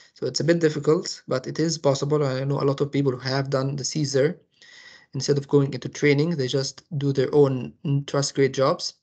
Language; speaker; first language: English; non-native, fluent; Arabic